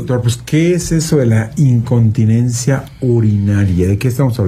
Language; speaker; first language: Spanish; native; Spanish